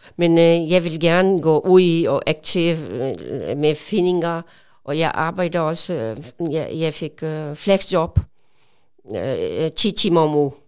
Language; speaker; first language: Danish; non-native, learner; Urdu